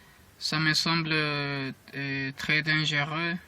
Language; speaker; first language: French; non-native, learner; Spanish